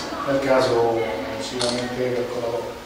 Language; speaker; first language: Italian; native; Italian